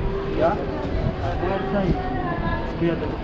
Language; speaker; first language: Spanish; native; Spanish